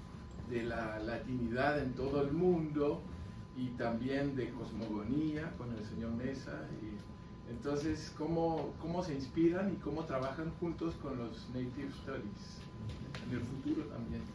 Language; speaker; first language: Spanish; non-native, fluent; French